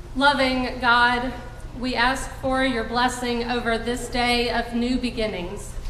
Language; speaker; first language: English; native; English